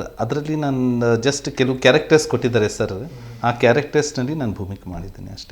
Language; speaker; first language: Kannada; non-native, local second language; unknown